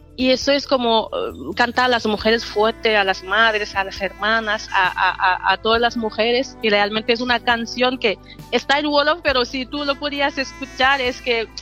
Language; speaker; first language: Spanish; non-native, fluent; Wolof